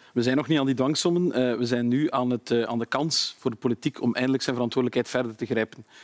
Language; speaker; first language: Dutch; native; Dutch